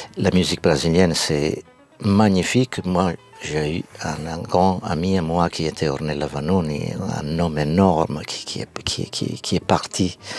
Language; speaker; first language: French; non-native, fluent; Sardinian